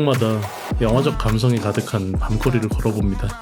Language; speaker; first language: Korean; native; Korean